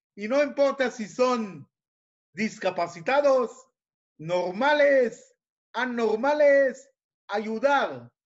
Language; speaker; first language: Spanish; non-native, fluent; Hebrew